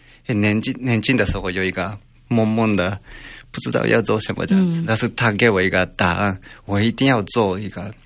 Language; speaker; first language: Chinese; non-native, fluent; Japanese